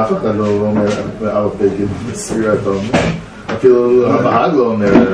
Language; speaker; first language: Hebrew; non-native, fluent; English